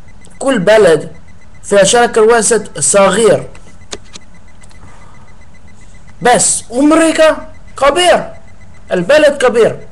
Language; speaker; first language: Arabic; non-native, learner; English